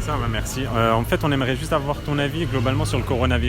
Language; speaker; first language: French; native; French